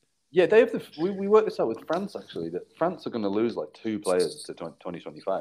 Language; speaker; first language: English; native; English